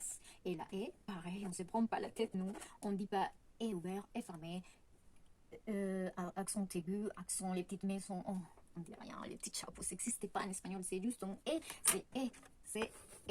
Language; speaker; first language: French; non-native, fluent; Spanish